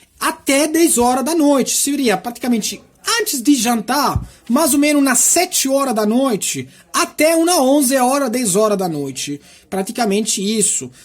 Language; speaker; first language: Portuguese; non-native, fluent; Italian